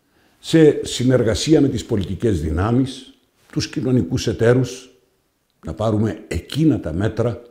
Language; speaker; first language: Greek; native; Greek